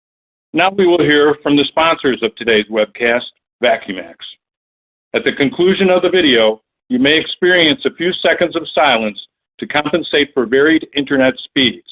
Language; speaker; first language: English; native; English